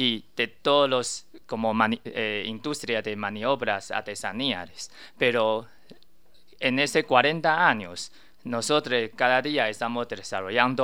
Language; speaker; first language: Spanish; non-native, learner; Chinese